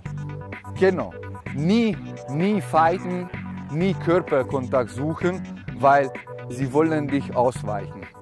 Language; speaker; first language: German; non-native, learner; Hungarian